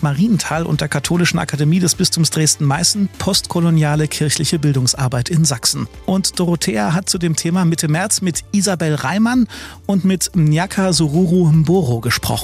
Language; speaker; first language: German; native; German